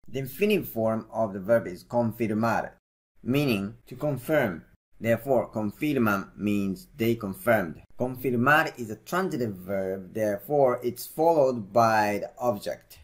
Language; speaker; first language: English; non-native, fluent; Japanese